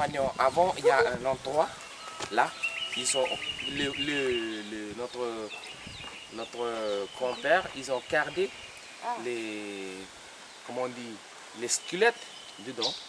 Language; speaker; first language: French; non-native, learner; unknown